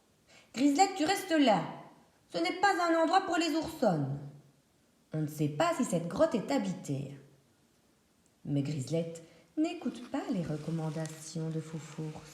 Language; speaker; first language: French; native; French